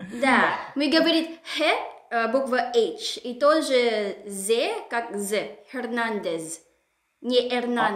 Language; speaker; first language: Russian; non-native, learner; Filipino